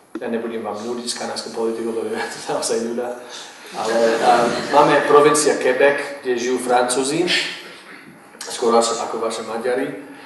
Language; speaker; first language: Slovak; non-native, fluent; English